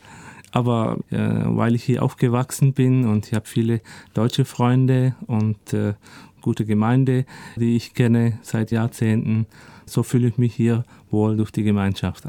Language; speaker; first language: German; early bilingual, other home language; Turkish